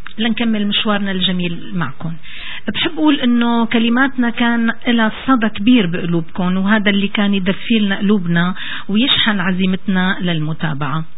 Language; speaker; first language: Arabic; native; Arabic